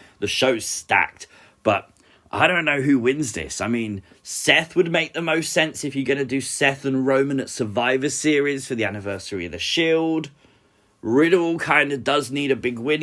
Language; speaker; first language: English; native; English